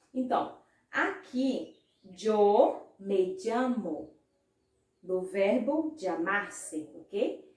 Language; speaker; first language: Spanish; non-native, fluent; Portuguese